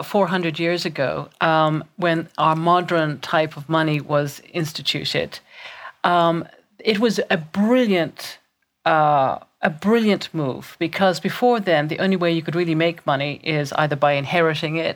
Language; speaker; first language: English; native; English